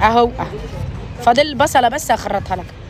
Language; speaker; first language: Arabic; native; Arabic